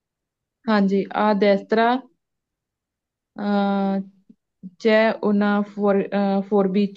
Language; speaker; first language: Italian; non-native, learner; Punjabi